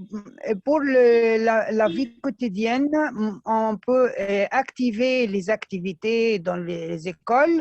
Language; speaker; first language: French; non-native, fluent; Arabic